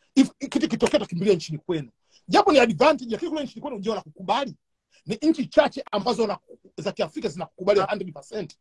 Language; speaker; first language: Swahili; native; Swahili